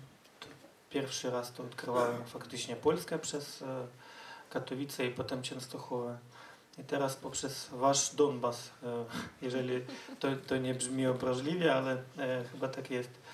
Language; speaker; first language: Polish; non-native, fluent; Ukrainian